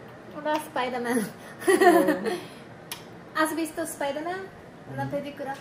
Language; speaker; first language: Spanish; non-native, learner; Japanese